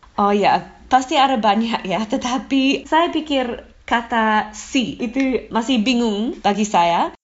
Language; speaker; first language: Indonesian; non-native, fluent; English